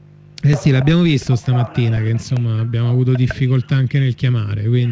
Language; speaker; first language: Italian; native; Italian